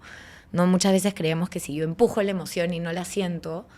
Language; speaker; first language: Spanish; native; Spanish